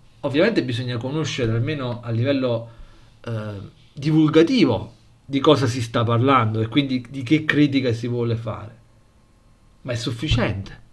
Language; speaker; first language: Italian; native; Italian